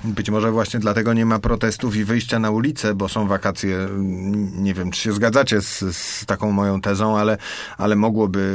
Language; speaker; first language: Polish; native; Polish